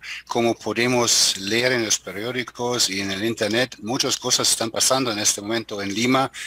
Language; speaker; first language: Spanish; non-native, fluent; German